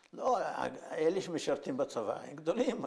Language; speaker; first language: Hebrew; non-native, fluent; Yiddish